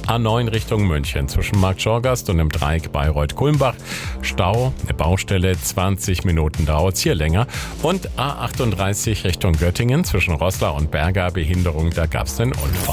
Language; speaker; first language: German; native; German